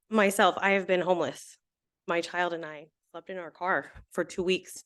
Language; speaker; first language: English; native; English